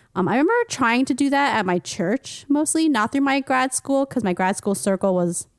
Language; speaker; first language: English; native; English